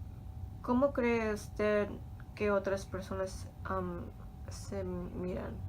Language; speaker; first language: Spanish; non-native, learner; English